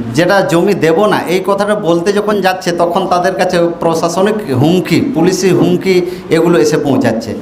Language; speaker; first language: Bangla; non-native, local second language; Santali